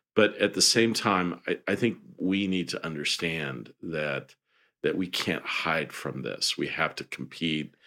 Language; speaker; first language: English; native; English